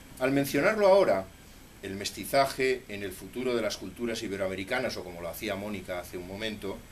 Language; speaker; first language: Spanish; native; Spanish